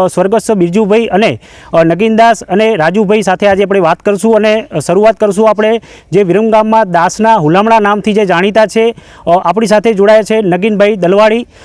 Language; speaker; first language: Gujarati; native; Gujarati